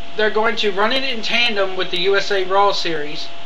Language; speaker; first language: English; native; English